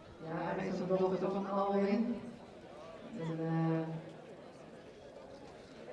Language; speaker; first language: Dutch; native; Dutch